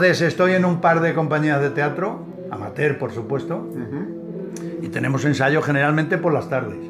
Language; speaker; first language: Spanish; native; Spanish